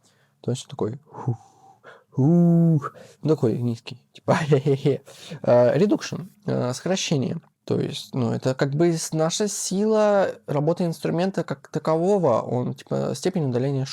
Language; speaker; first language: Russian; native; Russian